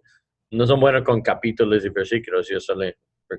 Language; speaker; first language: Spanish; non-native, learner; English